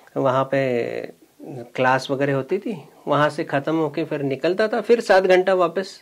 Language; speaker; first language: Hindi; non-native, local second language; Marathi